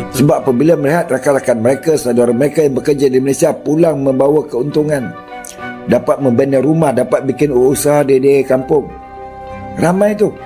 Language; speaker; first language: Malay; native; Malay